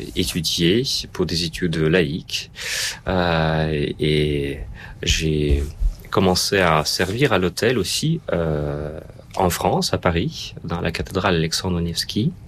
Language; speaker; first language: French; non-native, fluent; Russian